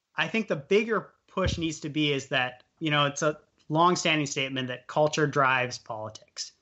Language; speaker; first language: English; native; English